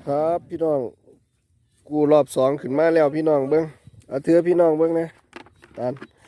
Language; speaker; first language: Thai; native; Thai